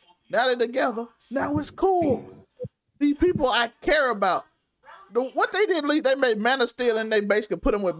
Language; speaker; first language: English; native; English